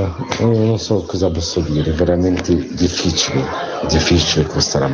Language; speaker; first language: Italian; non-native, learner; Arabic